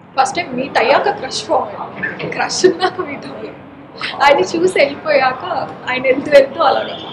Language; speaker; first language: Telugu; non-native, local second language; Marathi